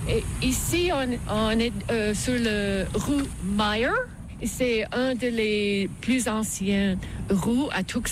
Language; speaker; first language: French; non-native, learner; English